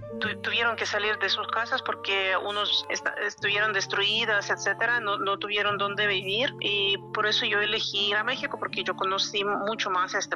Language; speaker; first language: Spanish; non-native, fluent; Ukrainian